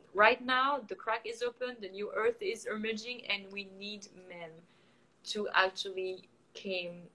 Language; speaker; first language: English; non-native, fluent; French